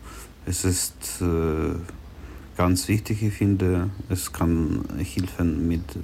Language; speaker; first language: German; non-native, learner; Ukrainian